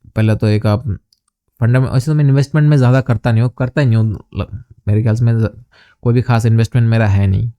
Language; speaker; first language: Hindi; non-native, local second language; Bangla